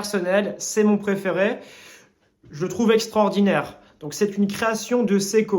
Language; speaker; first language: French; native; French